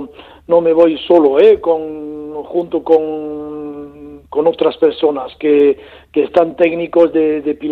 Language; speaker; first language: Spanish; non-native, learner; French